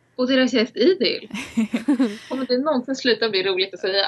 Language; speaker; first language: Swedish; early bilingual, other home language; Somali